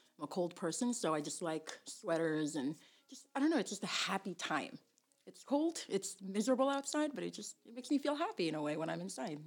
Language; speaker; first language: English; early bilingual, other home language; Somali